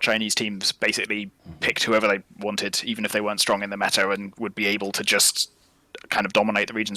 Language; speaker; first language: English; native; English